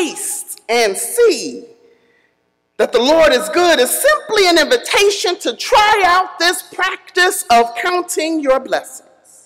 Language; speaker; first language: English; native; English